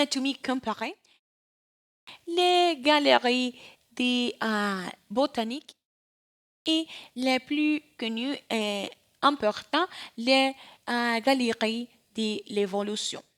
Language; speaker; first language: French; non-native, learner; Spanish